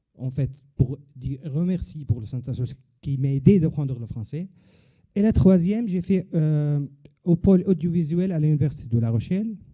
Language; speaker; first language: French; non-native, learner; Arabic